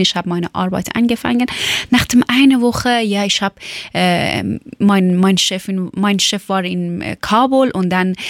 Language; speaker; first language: German; non-native, learner; Persian